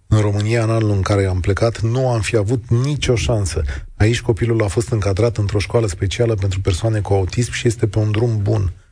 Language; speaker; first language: Romanian; native; Romanian